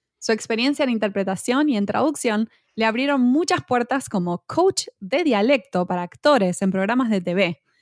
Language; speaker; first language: Spanish; native; Spanish